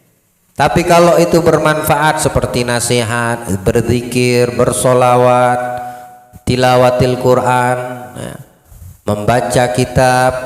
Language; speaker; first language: Indonesian; native; Indonesian